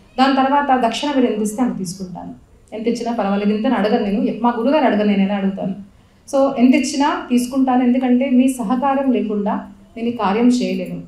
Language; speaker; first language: Telugu; non-native, local second language; Marathi